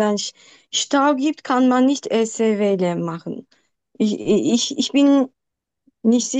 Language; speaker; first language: German; non-native, learner; Turkish